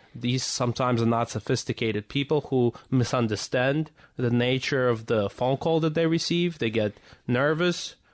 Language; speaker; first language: English; early bilingual, other home language; Russian